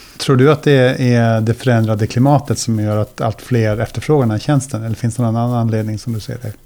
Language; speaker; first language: Swedish; native; Swedish